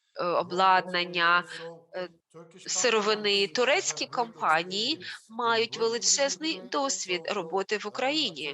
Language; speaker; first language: Ukrainian; non-native, fluent; Turkish